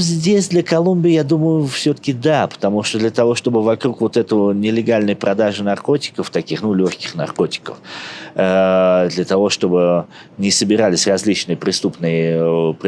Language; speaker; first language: Russian; native; Russian